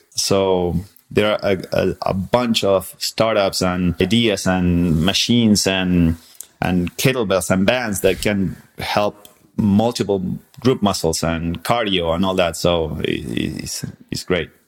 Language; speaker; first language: English; non-native, fluent; Spanish